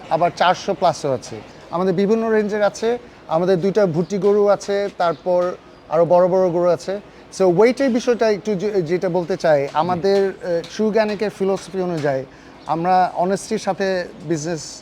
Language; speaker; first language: Bangla; early bilingual, heritage; Bangla